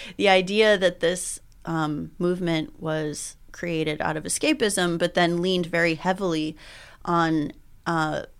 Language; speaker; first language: English; early bilingual, other home language; Spanish